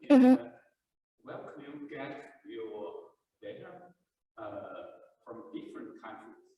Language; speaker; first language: English; non-native, learner; Chinese